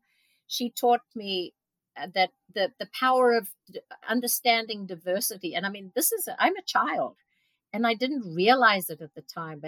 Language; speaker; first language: English; native; English